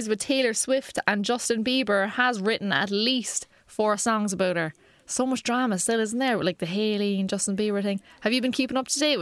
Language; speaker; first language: English; native; English